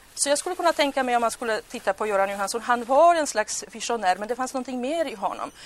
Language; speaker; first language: Swedish; non-native, fluent; Polish